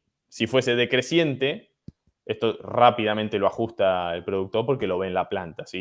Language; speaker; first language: Spanish; native; Spanish